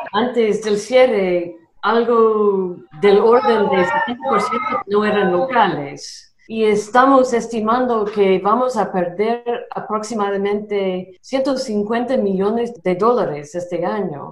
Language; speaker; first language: Spanish; non-native, fluent; English